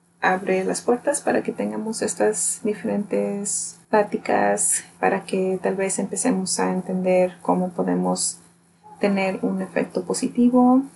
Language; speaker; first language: Spanish; early bilingual, heritage; Spanish